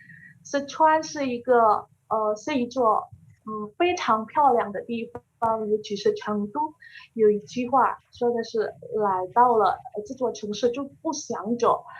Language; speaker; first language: Chinese; non-native, fluent; Indonesian